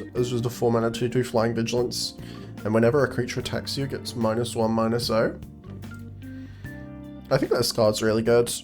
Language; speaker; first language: English; native; English